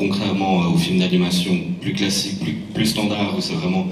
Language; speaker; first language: French; native; French